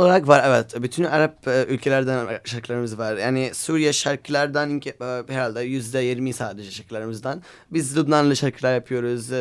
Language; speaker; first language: Turkish; non-native, learner; Arabic